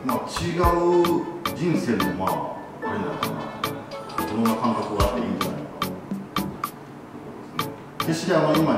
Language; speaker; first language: Japanese; native; Japanese